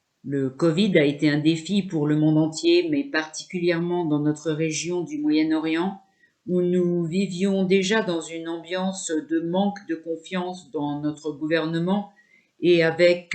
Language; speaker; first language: French; non-native, local second language; Arabic